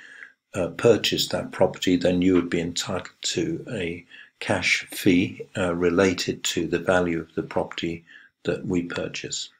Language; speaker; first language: English; native; English